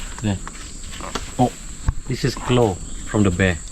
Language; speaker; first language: English; non-native, local second language; Malay